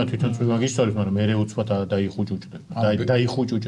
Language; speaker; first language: Georgian; native; Georgian